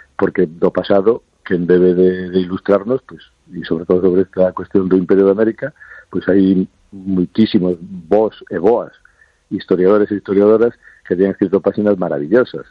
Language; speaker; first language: Galician; non-native, local second language; Spanish